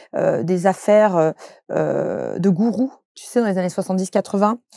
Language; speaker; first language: French; native; French